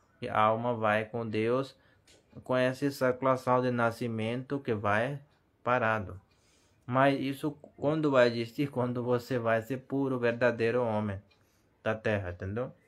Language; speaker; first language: Portuguese; non-native, learner; Hindi